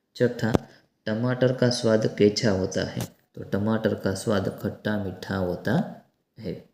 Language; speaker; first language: Hindi; non-native, local second language; Gujarati